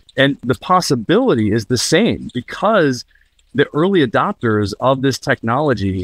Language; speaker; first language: English; native; English